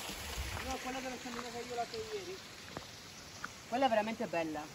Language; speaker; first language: Italian; native; Italian